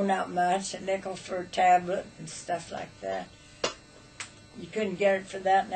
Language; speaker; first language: English; native; English